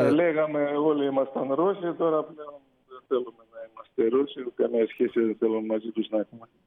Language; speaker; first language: Greek; non-native, fluent; Russian